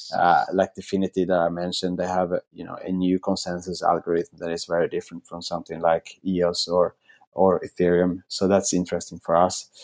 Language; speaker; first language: English; non-native, fluent; Swedish